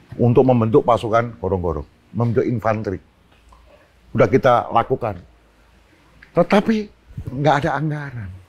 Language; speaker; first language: Indonesian; non-native, local second language; Javanese